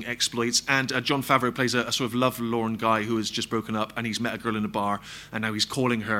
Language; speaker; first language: English; native; English